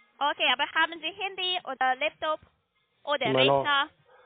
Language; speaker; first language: German; non-native, learner; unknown